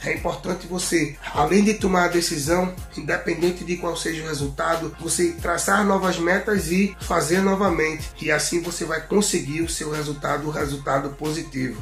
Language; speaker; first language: Portuguese; native; Portuguese